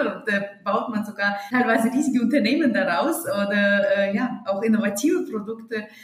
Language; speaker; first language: German; non-native, fluent; Russian